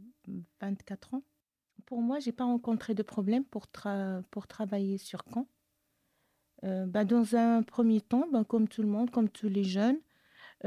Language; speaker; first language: French; non-native, local second language; Arabic